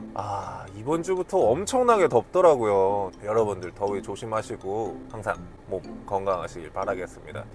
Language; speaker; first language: Korean; native; Korean